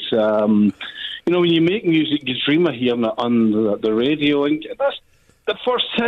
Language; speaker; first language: English; native; English